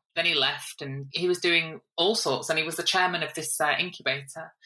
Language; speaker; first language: English; native; English